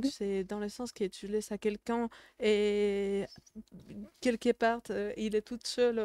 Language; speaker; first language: French; non-native, fluent; Spanish